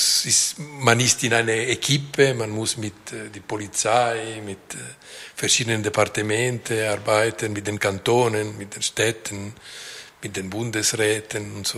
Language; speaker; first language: German; non-native, local second language; French